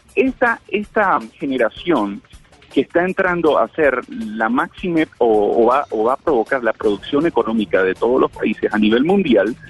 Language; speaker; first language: Spanish; native; Spanish